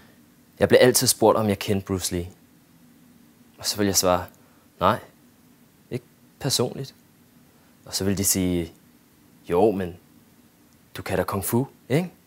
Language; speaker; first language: Danish; early bilingual, other home language; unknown